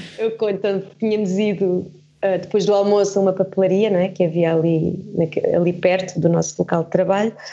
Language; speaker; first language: Portuguese; early bilingual, heritage; Portuguese